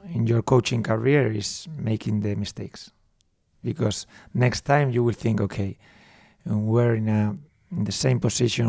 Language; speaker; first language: English; non-native, fluent; Spanish